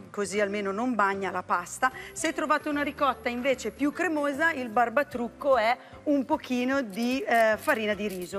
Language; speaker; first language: Italian; native; Italian